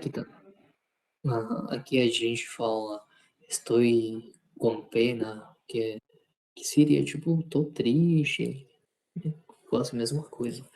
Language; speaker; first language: Portuguese; non-native, fluent; Spanish